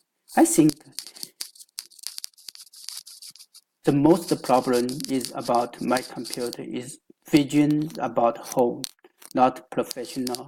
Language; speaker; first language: English; non-native, learner; Chinese